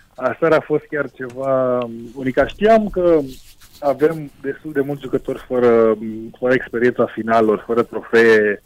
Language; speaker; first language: Romanian; early bilingual, heritage; Romanian